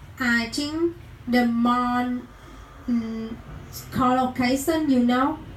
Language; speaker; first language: English; non-native, learner; Vietnamese